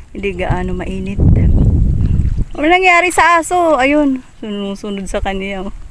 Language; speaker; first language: Filipino; non-native, local second language; Waray